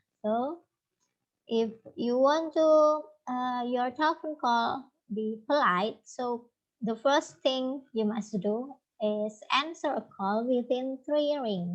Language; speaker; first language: English; non-native, fluent; Indonesian